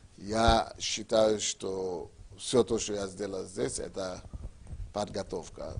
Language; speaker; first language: Russian; non-native, fluent; Yoruba